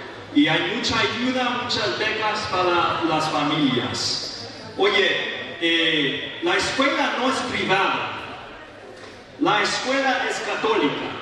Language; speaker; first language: Spanish; non-native, learner; English